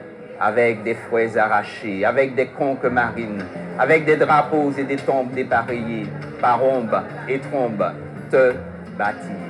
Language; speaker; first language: French; native; French